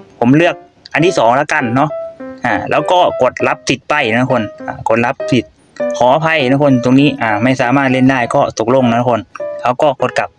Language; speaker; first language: Thai; non-native, local second language; Northeastern Thai